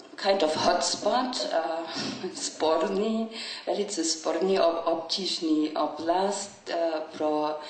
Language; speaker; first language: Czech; non-native, learner; German